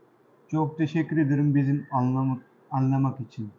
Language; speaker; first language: Turkish; non-native, learner; Urdu